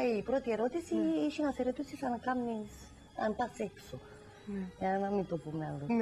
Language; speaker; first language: Greek; non-native, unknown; Romanian